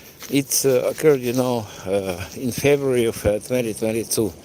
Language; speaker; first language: English; non-native, fluent; Russian